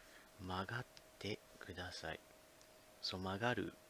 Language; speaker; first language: Japanese; non-native, fluent; English